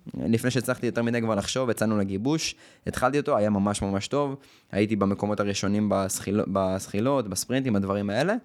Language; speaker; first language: Hebrew; native; Hebrew